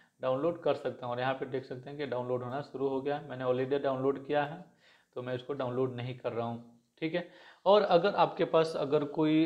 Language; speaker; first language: Hindi; native; Hindi